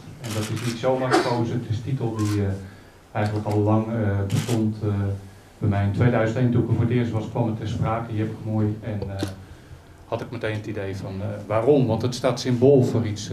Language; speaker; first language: Dutch; native; Dutch